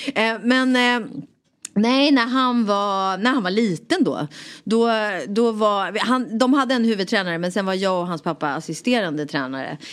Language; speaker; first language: Swedish; native; Swedish